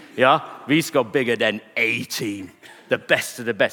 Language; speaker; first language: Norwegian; non-native, fluent; English